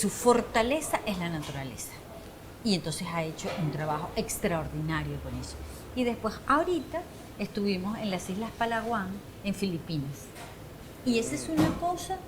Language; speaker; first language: Spanish; native; Spanish